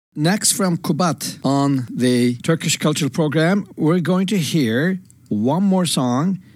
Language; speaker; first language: English; non-native, fluent; Turkish